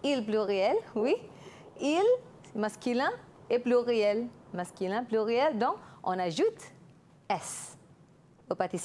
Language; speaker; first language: French; non-native, fluent; Malay